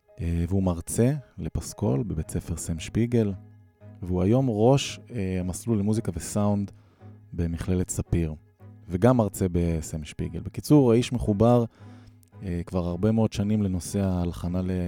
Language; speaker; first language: Hebrew; native; Hebrew